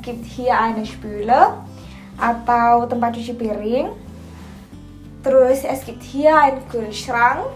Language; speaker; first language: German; non-native, fluent; Indonesian